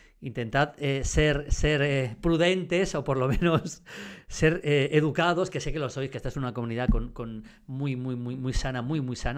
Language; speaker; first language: Spanish; native; Spanish